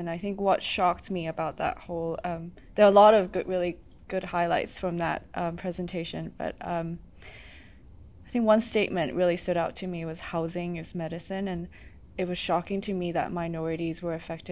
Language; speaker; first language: English; non-native, local second language; Cantonese